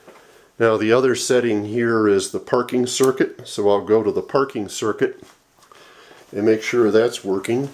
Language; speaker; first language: English; native; English